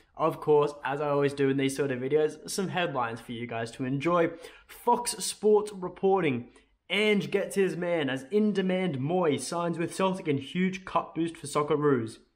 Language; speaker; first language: English; native; English